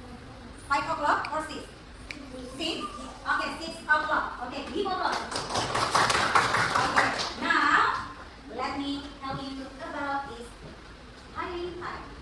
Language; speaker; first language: English; non-native, learner; Indonesian